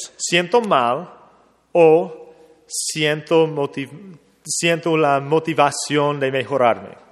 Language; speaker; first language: Spanish; non-native, fluent; English